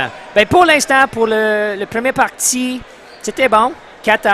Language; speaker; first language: French; non-native, local second language; English